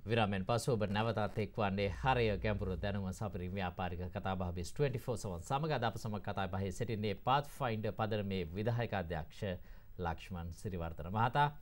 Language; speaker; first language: Sinhala; native; Sinhala